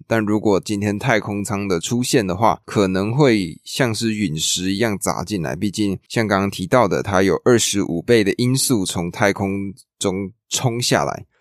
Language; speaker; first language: Chinese; native; Chinese